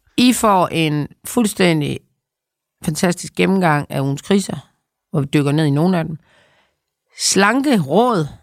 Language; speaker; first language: Danish; native; Danish